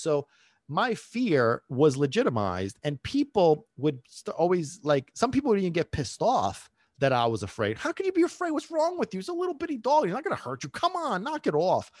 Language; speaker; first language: English; early bilingual, other home language; Italian